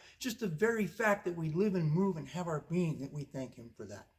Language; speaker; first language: English; native; English